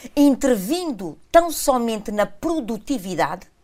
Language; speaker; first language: Portuguese; non-native, local second language; Kabuverdianu